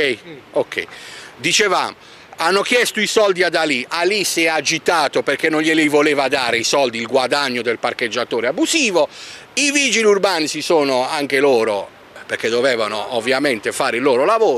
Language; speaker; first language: Italian; native; Italian